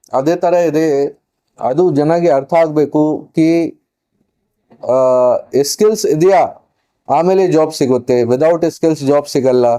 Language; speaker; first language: Kannada; non-native, fluent; Hindi